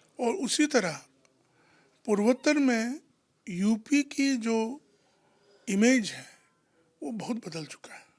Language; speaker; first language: Hindi; non-native, local second language; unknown